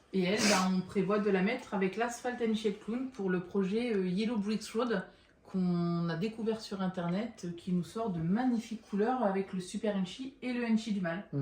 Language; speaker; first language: French; native; French